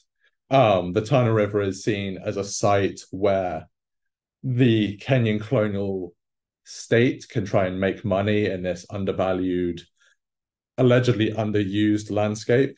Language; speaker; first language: English; native; English